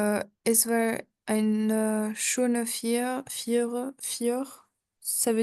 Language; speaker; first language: German; non-native, learner; French